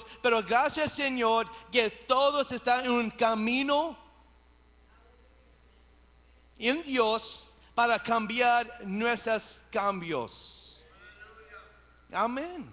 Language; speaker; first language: Spanish; early bilingual, heritage; English